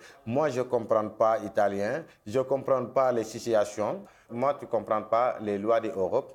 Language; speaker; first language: French; non-native, local second language; Wolof